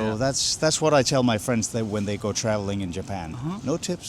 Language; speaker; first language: English; non-native, fluent; Danish